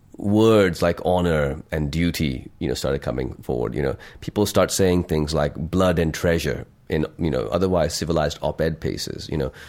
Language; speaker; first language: English; non-native, local second language; Urdu